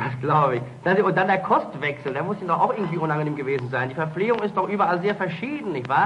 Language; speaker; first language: German; native; German